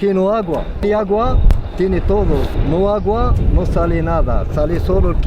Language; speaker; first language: Spanish; non-native, learner; Arabic